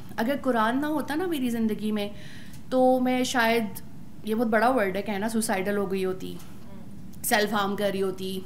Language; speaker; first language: Urdu; native; Urdu